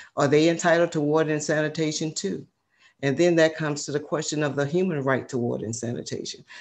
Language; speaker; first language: English; native; English